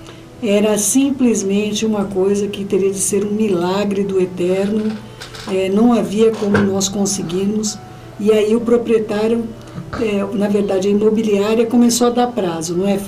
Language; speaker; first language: Portuguese; native; Portuguese